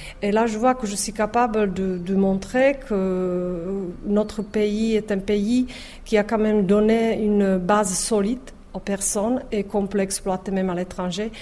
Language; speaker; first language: French; non-native, fluent; Czech